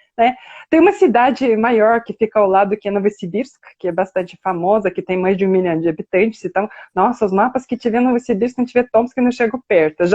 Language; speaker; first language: Portuguese; non-native, fluent; Russian